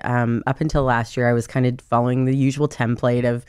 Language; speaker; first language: English; native; English